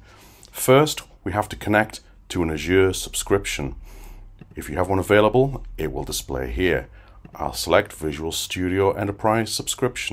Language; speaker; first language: English; native; English